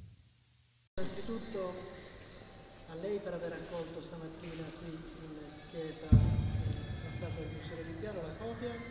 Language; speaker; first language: Italian; native; Italian